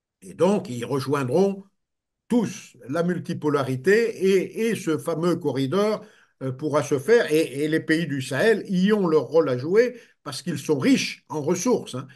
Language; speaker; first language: French; native; French